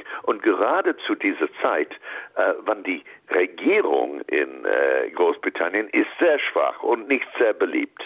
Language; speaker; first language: German; non-native, fluent; English